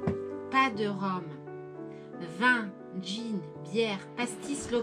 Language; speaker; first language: French; native; French